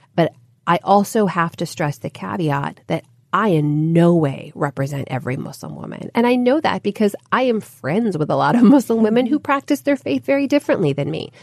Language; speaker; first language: English; native; English